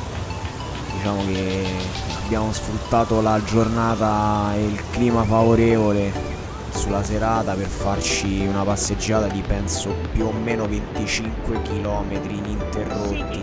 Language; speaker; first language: Italian; native; Italian